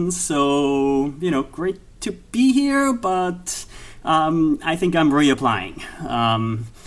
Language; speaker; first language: English; non-native, fluent; German